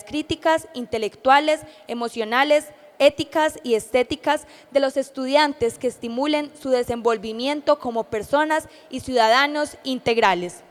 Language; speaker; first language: Spanish; native; Spanish